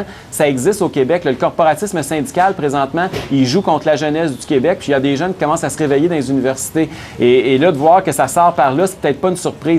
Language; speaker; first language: French; native; French